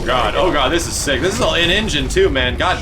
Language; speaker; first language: English; native; English